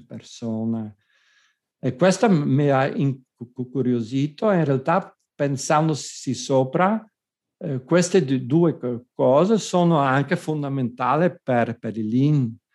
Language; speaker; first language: Italian; non-native, fluent; Dutch